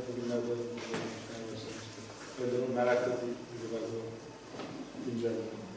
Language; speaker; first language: Turkish; native; Turkish